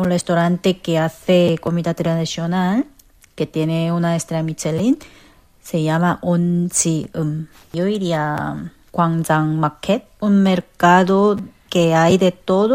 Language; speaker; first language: Spanish; non-native, fluent; Korean